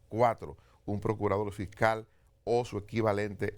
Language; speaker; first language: Spanish; native; Spanish